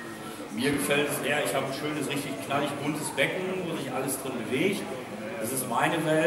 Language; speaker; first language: German; native; German